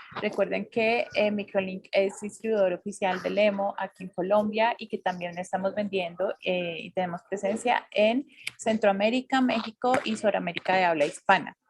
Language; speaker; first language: Spanish; native; Spanish